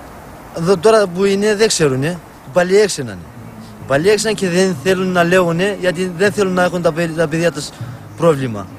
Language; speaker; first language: Greek; early bilingual, heritage; Turkish